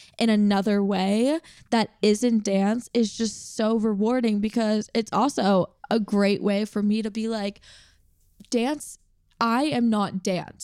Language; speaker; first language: English; native; English